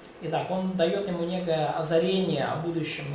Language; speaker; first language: Russian; native; Russian